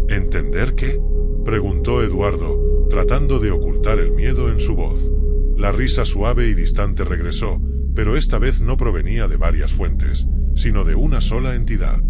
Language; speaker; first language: Spanish; native; Spanish